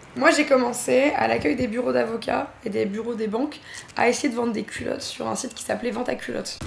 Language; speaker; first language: French; native; French